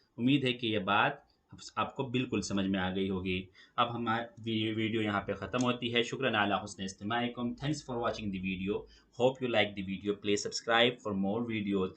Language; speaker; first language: Urdu; native; Urdu